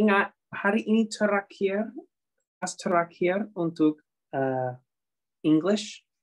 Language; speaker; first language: Indonesian; non-native, fluent; English